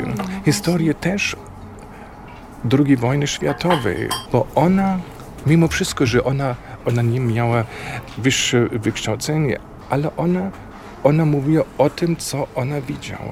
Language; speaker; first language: Polish; non-native, learner; German